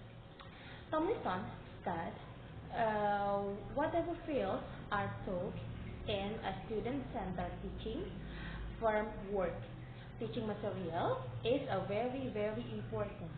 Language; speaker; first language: English; non-native, learner; Indonesian